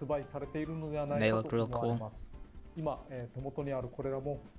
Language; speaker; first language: Japanese; native; Japanese